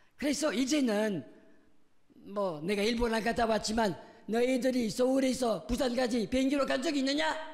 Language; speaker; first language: Korean; non-native, fluent; French